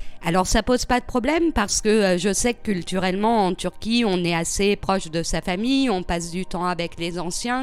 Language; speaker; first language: French; native; French